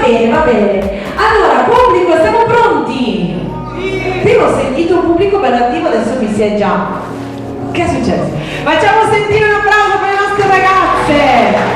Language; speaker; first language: Italian; native; Italian